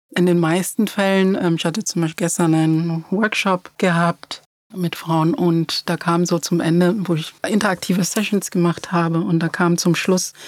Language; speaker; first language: German; early bilingual, other home language; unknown